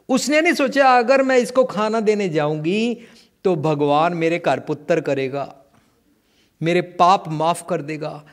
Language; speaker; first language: Hindi; non-native, local second language; Punjabi